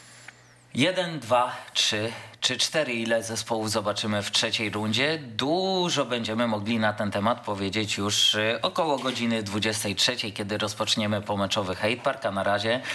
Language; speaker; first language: Polish; native; Polish